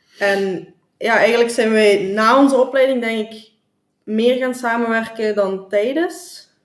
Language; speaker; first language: Dutch; native; Dutch